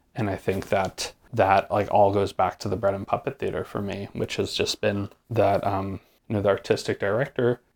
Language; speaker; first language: English; native; English